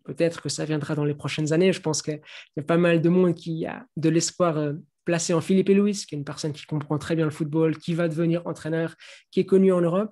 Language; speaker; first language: French; native; French